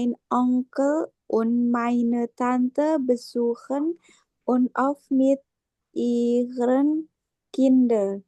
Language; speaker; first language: German; non-native, learner; Indonesian